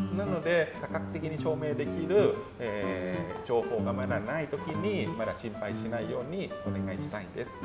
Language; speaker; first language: Japanese; non-native, fluent; Thai